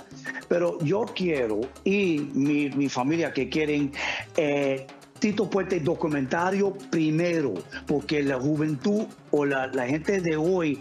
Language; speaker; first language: Spanish; early bilingual, heritage; English